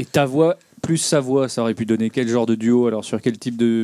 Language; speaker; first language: French; native; French